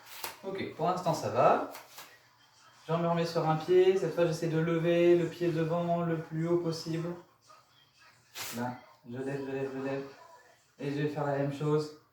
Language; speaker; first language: French; native; French